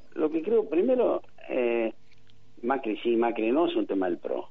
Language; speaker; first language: Spanish; native; Spanish